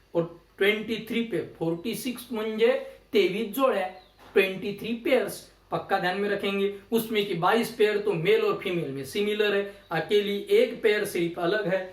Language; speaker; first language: Hindi; non-native, local second language; Marathi